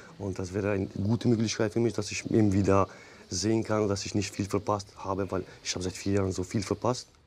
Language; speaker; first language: German; non-native, fluent; Albanian